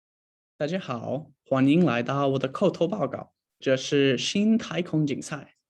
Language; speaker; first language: Chinese; non-native, learner; English